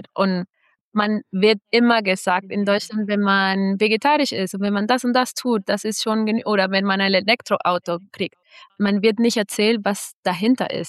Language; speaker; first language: German; non-native, fluent; Spanish